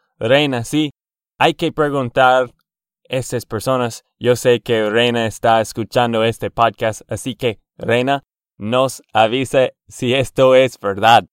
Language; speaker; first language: Spanish; non-native, learner; English